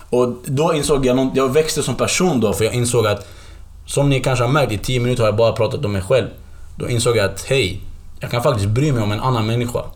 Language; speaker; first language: Swedish; early bilingual, other home language; Kurdish